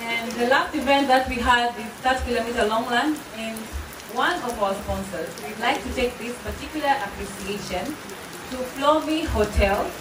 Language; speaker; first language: English; non-native, local second language; Swahili